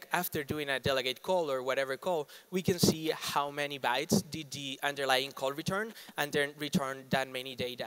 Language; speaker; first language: English; non-native, fluent; Spanish